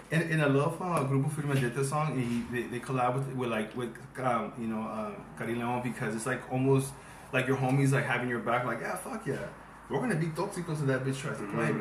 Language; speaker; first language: English; early bilingual, other home language; Spanish